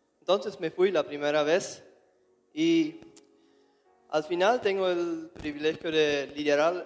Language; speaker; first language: Spanish; non-native, local second language; German